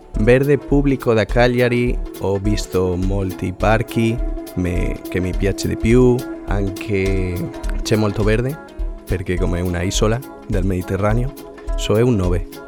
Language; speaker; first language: Italian; non-native, learner; Spanish